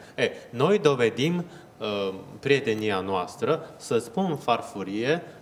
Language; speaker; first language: Romanian; non-native, fluent; Chinese